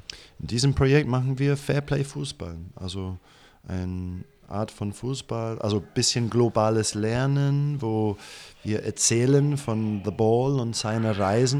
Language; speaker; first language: German; non-native, fluent; English